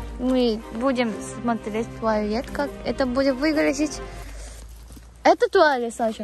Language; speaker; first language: Russian; non-native, fluent; Korean